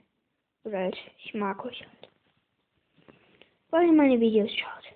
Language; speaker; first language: German; native; German